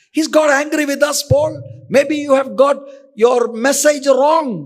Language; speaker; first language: English; non-native, local second language; Malayalam